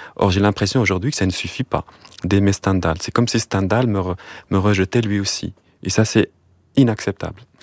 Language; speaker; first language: French; non-native, local second language; Arabic